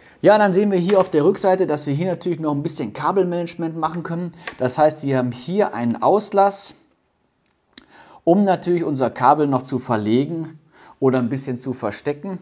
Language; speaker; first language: German; native; German